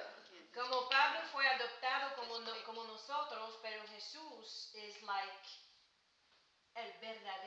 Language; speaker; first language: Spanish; non-native, learner; English